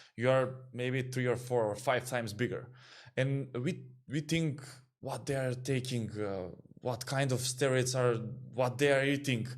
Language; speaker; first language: English; non-native, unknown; Macedonian